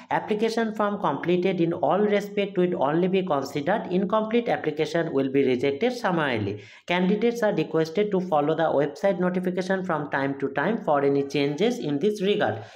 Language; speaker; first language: English; non-native, local second language; Bangla